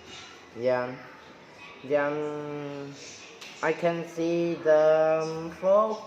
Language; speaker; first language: English; non-native, learner; Vietnamese